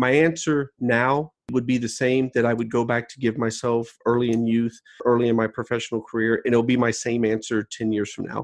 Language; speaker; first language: English; native; English